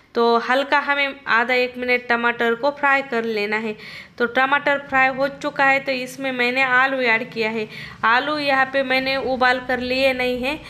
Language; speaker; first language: Hindi; non-native, local second language; Marathi